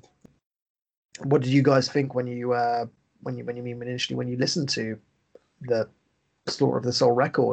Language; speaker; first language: English; native; English